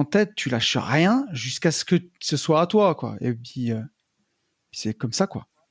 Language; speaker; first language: French; native; French